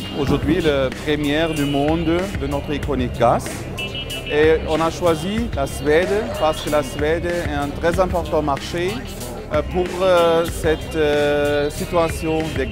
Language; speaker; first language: French; non-native, fluent; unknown